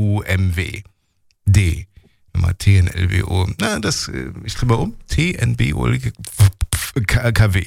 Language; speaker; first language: German; native; German